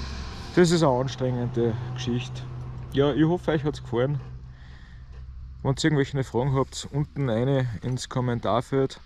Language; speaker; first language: German; native; German